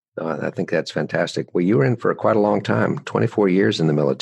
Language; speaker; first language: English; native; English